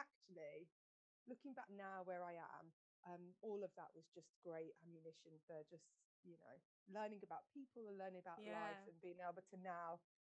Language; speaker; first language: English; native; English